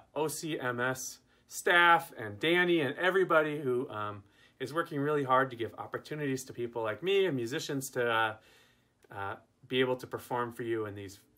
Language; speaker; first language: English; native; English